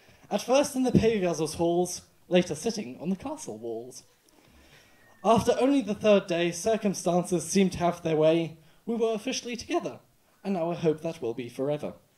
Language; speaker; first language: English; native; English